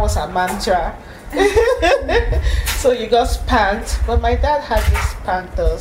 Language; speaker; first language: English; non-native, local second language; Igbo